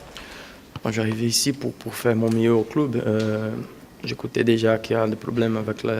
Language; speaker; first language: French; non-native, fluent; Portuguese